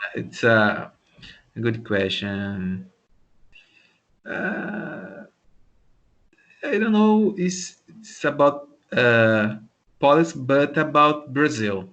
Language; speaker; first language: English; non-native, learner; Portuguese